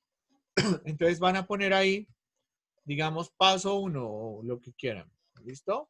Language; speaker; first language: Spanish; native; Spanish